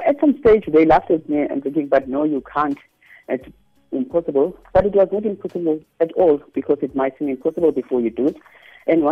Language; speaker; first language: English; non-native, local second language; Zulu